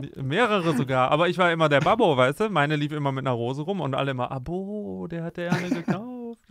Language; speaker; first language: German; native; German